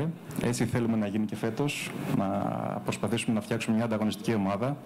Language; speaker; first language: Greek; native; Greek